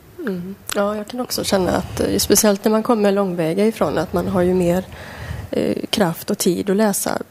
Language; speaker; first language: Swedish; native; Swedish